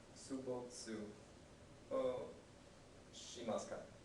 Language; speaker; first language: Japanese; non-native, learner; English